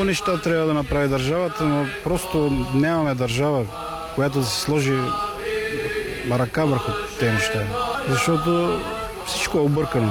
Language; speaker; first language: Bulgarian; native; Bulgarian